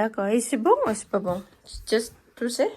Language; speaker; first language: French; non-native, learner; Thai